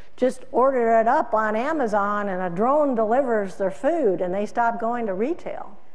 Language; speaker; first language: English; native; English